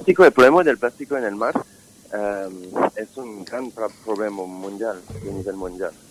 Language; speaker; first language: Spanish; non-native, fluent; French